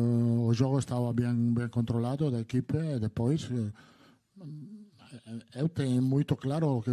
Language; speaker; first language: Portuguese; non-native, learner; Italian